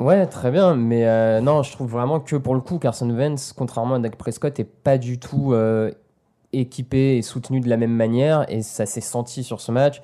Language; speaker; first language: French; native; French